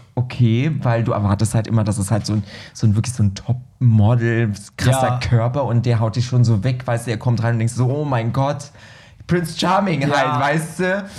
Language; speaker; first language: German; native; German